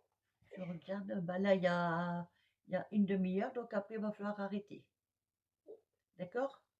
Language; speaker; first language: French; native; French